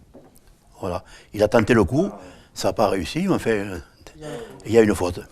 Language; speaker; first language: French; native; French